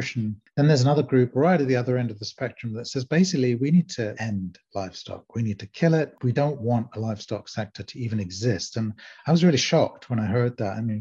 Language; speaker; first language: English; native; English